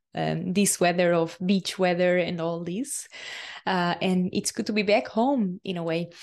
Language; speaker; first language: English; non-native, fluent; Portuguese